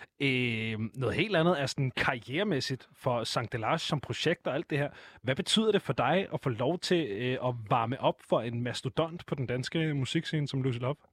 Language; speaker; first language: Danish; native; Danish